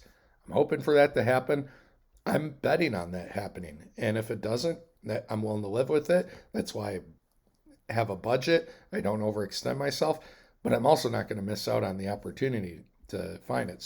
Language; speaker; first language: English; native; English